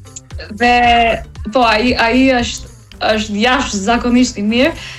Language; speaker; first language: Albanian; non-native, learner; English